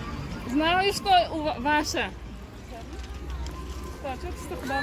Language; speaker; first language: Russian; non-native, local second language; Tajik